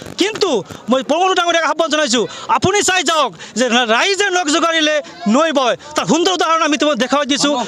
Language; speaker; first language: Assamese; native; Assamese